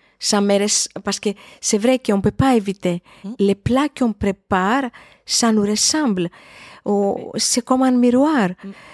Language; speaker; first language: French; non-native, fluent; Greek